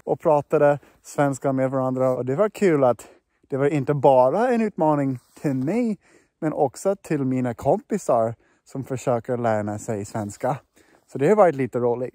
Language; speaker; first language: Swedish; non-native, fluent; English